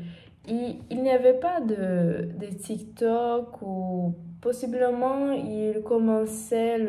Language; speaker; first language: French; non-native, learner; Portuguese